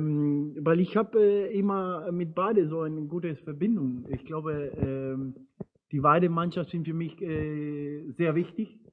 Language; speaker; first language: German; non-native, fluent; Spanish